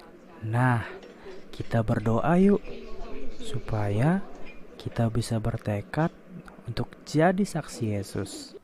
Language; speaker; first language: Indonesian; native; Indonesian